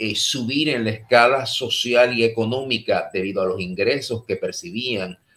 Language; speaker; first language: Spanish; native; Spanish